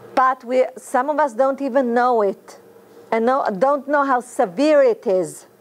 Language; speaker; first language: English; non-native, fluent; Hebrew